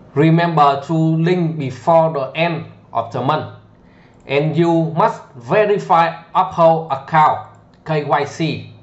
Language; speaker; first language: English; non-native, learner; Vietnamese